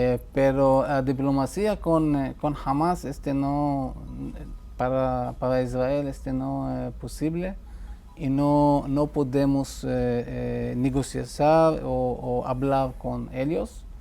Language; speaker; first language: Spanish; non-native, fluent; Hebrew